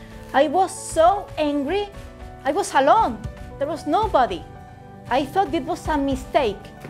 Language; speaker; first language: English; non-native, fluent; Spanish